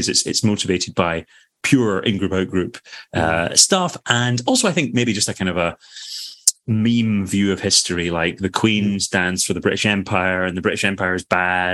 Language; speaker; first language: English; native; English